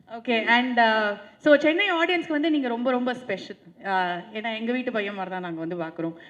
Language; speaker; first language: Tamil; native; Tamil